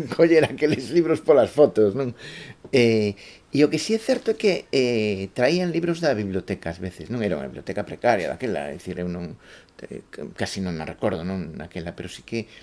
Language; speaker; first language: Galician; native; Galician